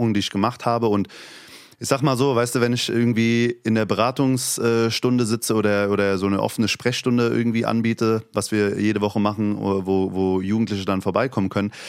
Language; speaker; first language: German; native; German